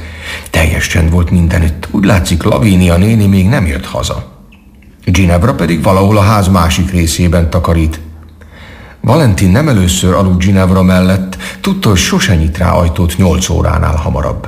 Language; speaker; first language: Hungarian; native; Hungarian